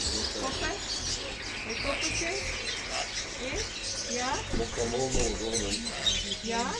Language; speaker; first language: Dutch; non-native, learner; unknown